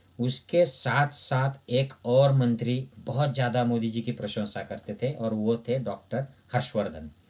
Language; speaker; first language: Hindi; non-native, local second language; Marathi